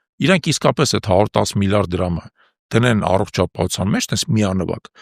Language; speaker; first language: Armenian; native; Armenian